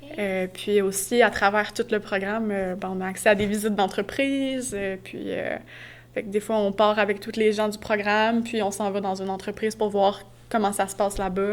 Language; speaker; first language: French; native; French